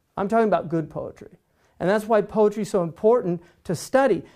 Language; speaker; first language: English; native; English